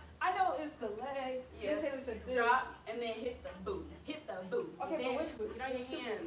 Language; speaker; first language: English; native; English